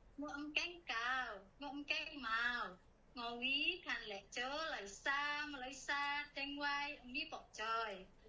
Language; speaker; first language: Cantonese; non-native, learner; Indonesian